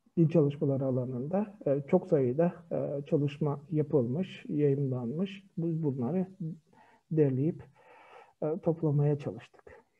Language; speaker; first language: Turkish; non-native, fluent; Kyrgyz